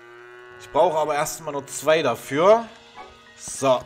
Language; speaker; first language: German; native; German